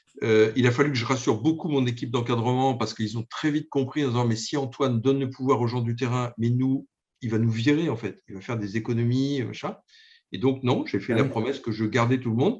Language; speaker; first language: French; native; French